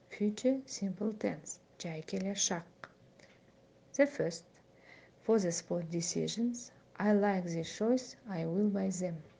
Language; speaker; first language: English; non-native, fluent; Kazakh